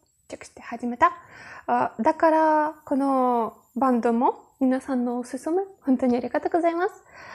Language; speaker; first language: Japanese; non-native, learner; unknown